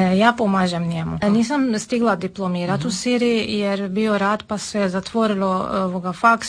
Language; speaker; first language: Serbian; non-native, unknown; Armenian